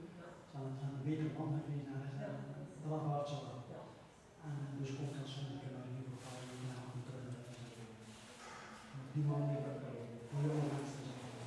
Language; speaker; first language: Dutch; native; Dutch